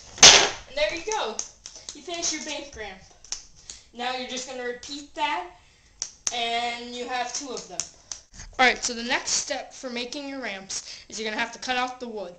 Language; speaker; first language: English; native; English